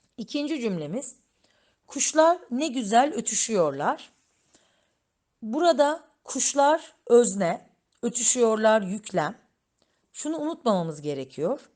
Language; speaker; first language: Turkish; native; Turkish